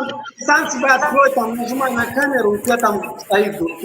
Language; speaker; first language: Russian; non-native, local second language; Tajik